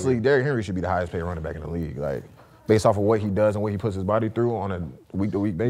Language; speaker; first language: English; native; English